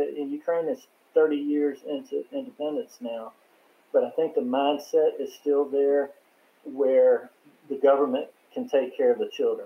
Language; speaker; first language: English; native; English